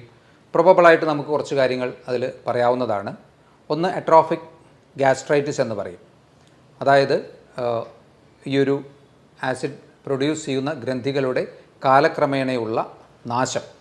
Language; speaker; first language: Malayalam; native; Malayalam